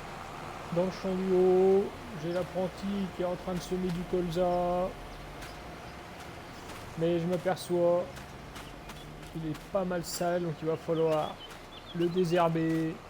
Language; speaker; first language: French; native; French